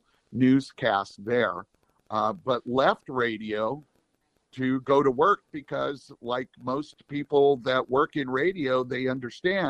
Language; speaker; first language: English; native; English